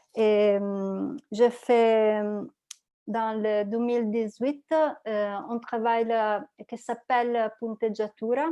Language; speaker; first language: French; non-native, learner; Italian